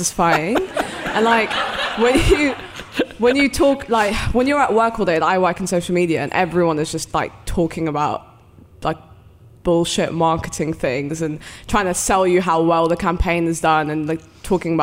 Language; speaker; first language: English; early bilingual, other home language; Arabic